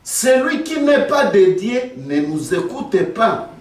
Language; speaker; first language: French; non-native, local second language; Swahili